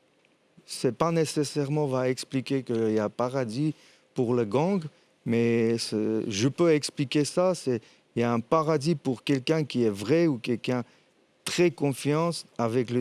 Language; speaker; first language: French; non-native, fluent; Armenian